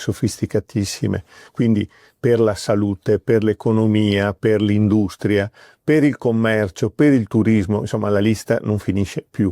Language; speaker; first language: Italian; native; Italian